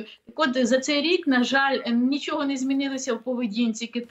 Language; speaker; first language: Ukrainian; native; Ukrainian